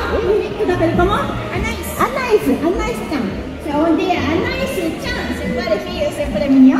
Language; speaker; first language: French; non-native, learner; Japanese